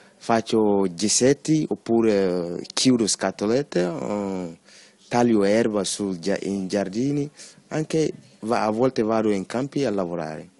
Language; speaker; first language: Italian; non-native, learner; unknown